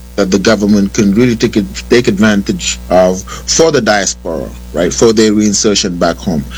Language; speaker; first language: English; non-native, fluent; Wolof